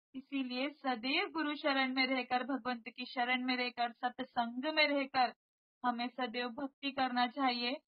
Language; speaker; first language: Hindi; non-native, local second language; Marathi